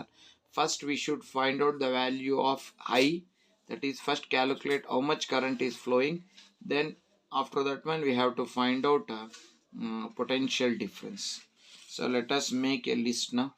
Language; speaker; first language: English; non-native, local second language; Kannada